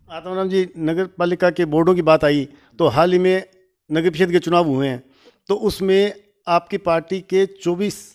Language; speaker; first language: Hindi; native; Hindi